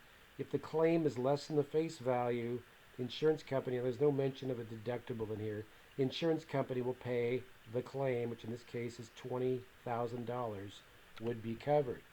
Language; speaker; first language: English; native; English